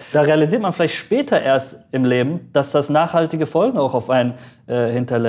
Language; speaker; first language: German; early bilingual, other home language; Persian